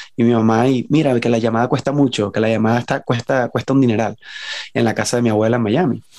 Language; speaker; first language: Spanish; native; Spanish